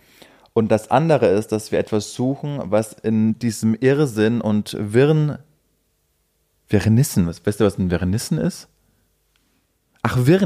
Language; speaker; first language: German; native; German